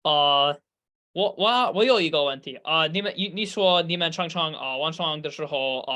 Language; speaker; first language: Chinese; non-native, learner; English